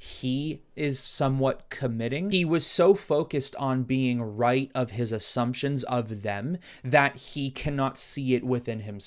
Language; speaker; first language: English; native; English